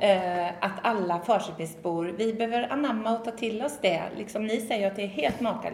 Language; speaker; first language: Swedish; native; Swedish